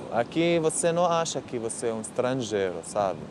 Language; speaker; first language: Portuguese; non-native, learner; Arabic